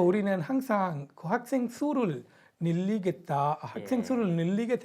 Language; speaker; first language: Korean; non-native, fluent; Punjabi